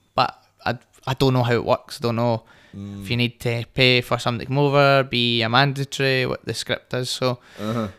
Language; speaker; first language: English; native; English